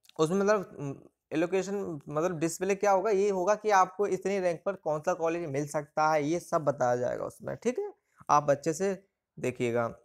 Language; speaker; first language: Hindi; native; Hindi